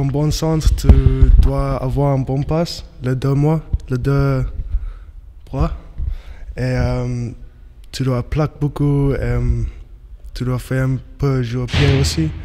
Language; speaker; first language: French; non-native, learner; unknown